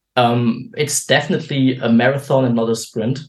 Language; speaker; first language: English; non-native, fluent; German